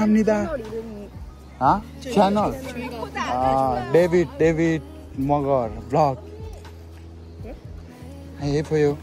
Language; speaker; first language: Korean; non-native, learner; Nepali